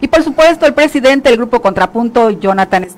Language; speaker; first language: Spanish; native; Spanish